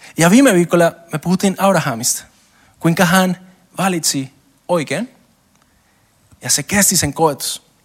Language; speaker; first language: Finnish; non-native, learner; Spanish